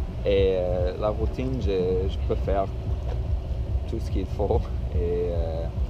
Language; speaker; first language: French; non-native, fluent; English